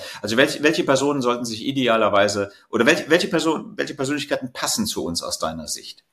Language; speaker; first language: German; native; German